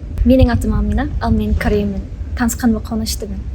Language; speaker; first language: Kazakh; non-native, learner; Korean